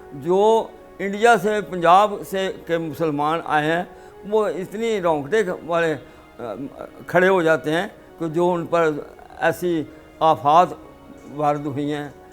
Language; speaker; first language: Urdu; non-native, local second language; Punjabi